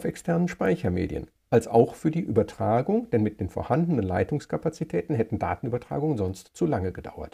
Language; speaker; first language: German; native; German